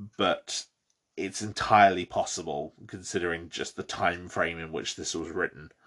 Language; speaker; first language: English; native; English